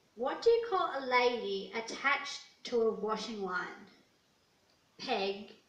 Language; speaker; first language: English; native; English